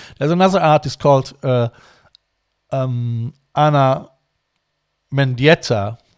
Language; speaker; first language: English; non-native, fluent; German